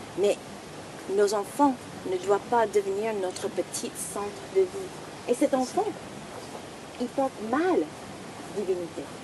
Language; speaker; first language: French; non-native, fluent; English